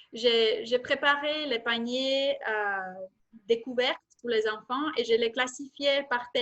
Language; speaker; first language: French; non-native, fluent; Estonian